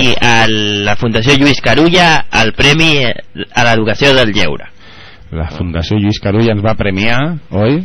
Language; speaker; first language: Catalan; native; Catalan